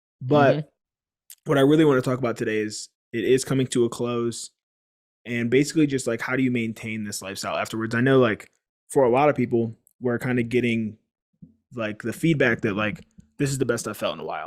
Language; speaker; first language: English; native; English